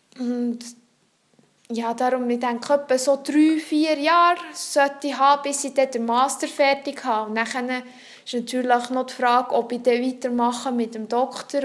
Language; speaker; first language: German; non-native, local second language; French